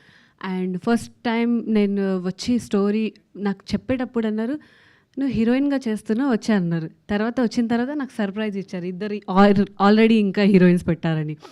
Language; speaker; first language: Telugu; non-native, learner; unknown